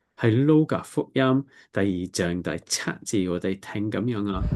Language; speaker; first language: Cantonese; non-native, learner; English